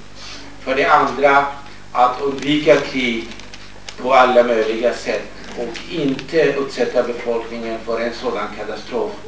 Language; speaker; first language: Swedish; non-native, fluent; Kurdish